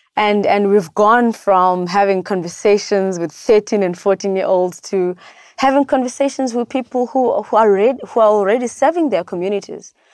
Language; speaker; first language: English; non-native, local second language; Xhosa